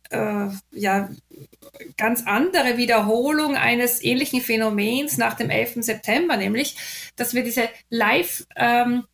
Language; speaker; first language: German; native; German